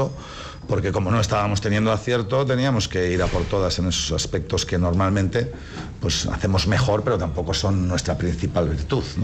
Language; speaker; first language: Spanish; native; Spanish